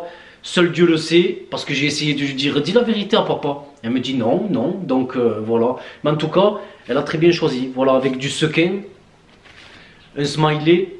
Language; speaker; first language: French; native; French